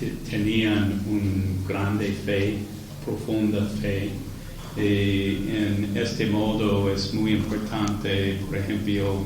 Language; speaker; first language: Spanish; non-native, learner; English